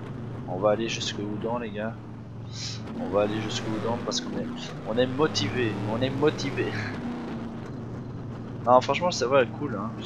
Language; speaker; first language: French; native; French